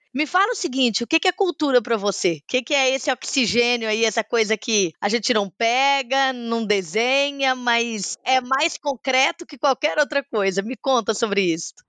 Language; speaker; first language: Portuguese; native; Portuguese